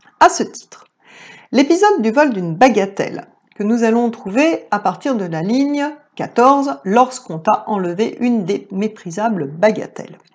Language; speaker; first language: French; native; French